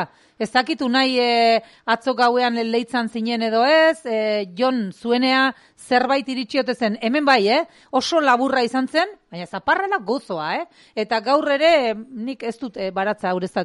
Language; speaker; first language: Basque; native; Basque